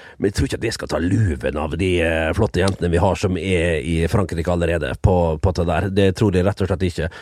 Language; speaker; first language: Norwegian; early bilingual, other home language; Dutch